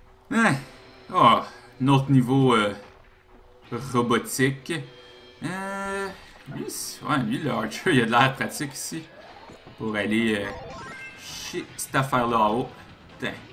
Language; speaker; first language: French; native; French